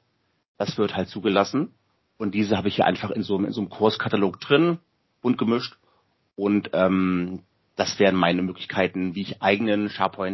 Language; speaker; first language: German; native; German